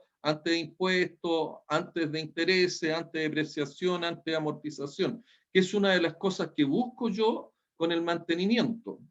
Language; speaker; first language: Spanish; native; Spanish